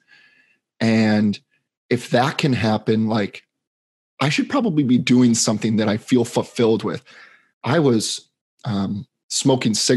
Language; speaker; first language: English; native; English